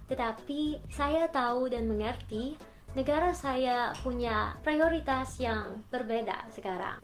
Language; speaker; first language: Indonesian; non-native, learner; Filipino